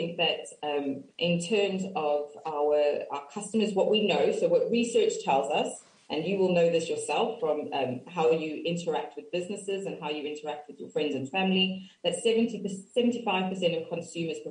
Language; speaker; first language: English; native; English